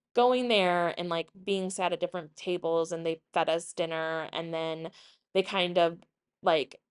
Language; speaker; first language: English; native; English